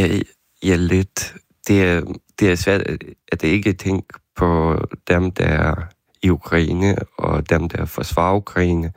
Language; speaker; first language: Danish; non-native, fluent; Ukrainian